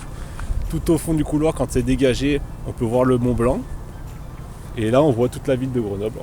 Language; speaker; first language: French; native; French